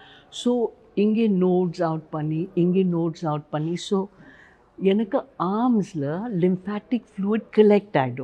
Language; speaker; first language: Tamil; non-native, learner; Hindi